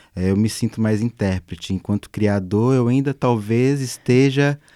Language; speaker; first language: Portuguese; native; Portuguese